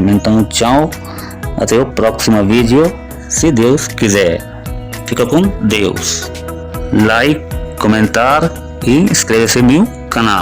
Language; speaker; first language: Portuguese; non-native, learner; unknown